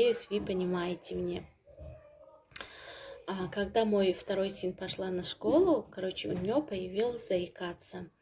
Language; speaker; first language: Russian; non-native, learner; Tajik